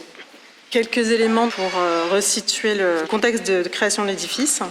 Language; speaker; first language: French; native; French